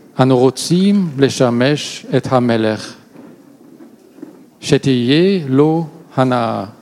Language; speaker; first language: Hebrew; non-native, learner; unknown